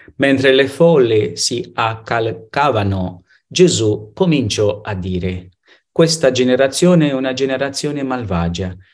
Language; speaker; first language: Italian; non-native, fluent; Spanish